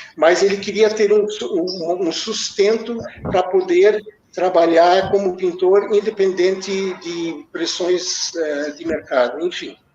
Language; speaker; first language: Portuguese; early bilingual, other home language; German